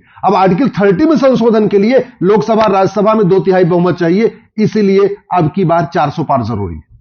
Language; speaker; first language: Hindi; native; Hindi